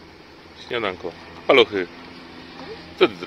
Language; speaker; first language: Polish; native; Polish